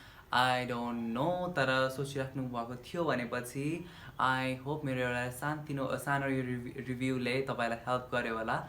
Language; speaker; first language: Nepali; native; Nepali